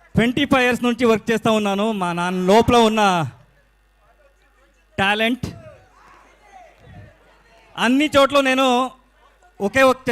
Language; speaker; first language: Telugu; non-native, learner; Kannada